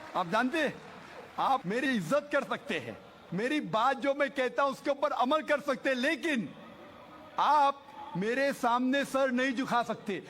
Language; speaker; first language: Hindi; non-native, local second language; Konkani